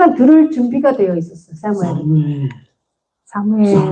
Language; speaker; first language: Korean; native; Korean